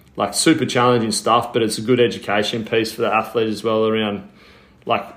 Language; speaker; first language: English; native; English